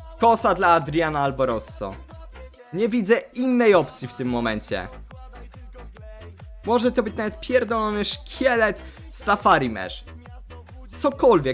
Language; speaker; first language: Polish; native; Polish